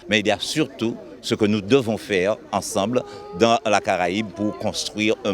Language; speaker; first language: French; native; French